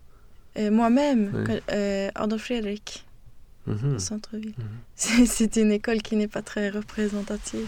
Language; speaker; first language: French; non-native, fluent; Swedish